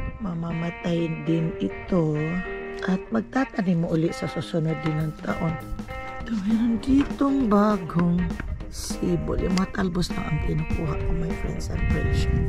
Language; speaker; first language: Filipino; native; Filipino